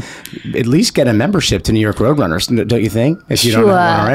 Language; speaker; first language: English; native; English